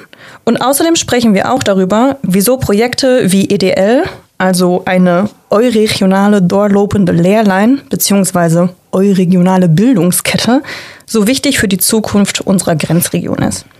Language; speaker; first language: German; native; German